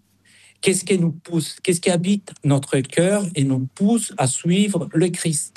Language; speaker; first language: French; non-native, fluent; Spanish